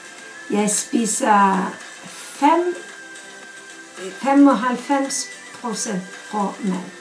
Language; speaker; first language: Danish; non-native, fluent; Icelandic